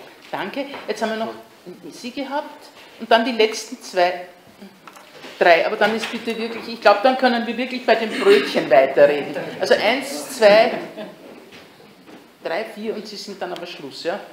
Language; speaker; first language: German; native; German